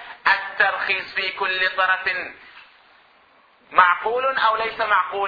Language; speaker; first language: Arabic; native; Arabic